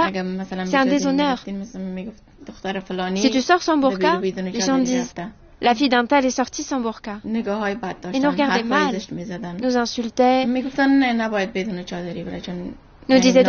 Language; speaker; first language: French; non-native, fluent; Persian